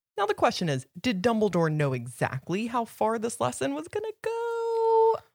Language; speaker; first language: English; native; English